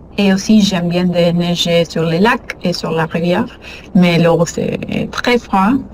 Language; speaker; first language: French; non-native, learner; Spanish